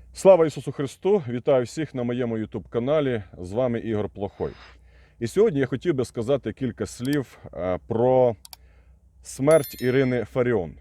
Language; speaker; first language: Ukrainian; non-native, local second language; Russian